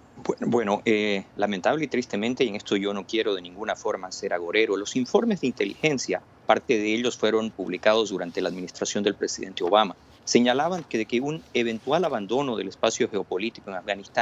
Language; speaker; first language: Spanish; native; Spanish